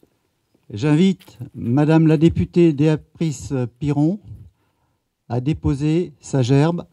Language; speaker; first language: French; native; French